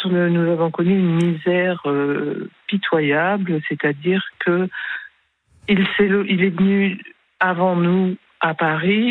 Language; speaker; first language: French; early bilingual, other home language; Spanish